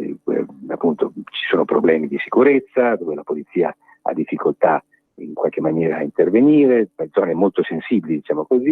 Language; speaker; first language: Italian; native; Italian